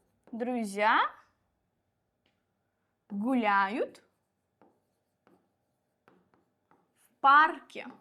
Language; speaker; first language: Russian; non-native, local second language; Uzbek